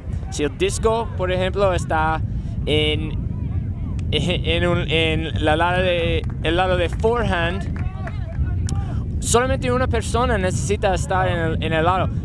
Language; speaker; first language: Spanish; non-native, learner; English